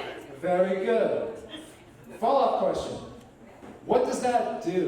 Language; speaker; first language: English; native; English